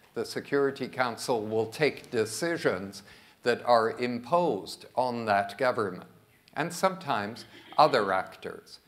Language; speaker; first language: English; early bilingual, other home language; French